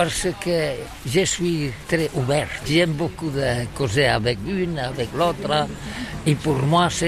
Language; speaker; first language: French; non-native, learner; Catalan